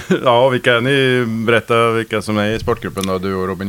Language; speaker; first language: Swedish; native; Swedish